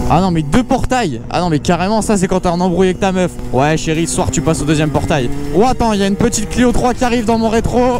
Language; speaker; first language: French; native; French